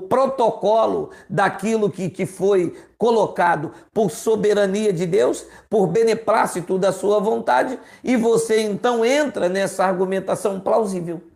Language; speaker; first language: Portuguese; native; Portuguese